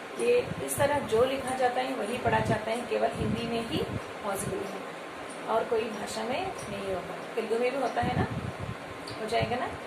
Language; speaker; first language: Hindi; non-native, local second language; Telugu